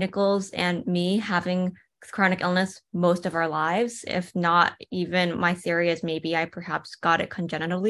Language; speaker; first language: English; native; English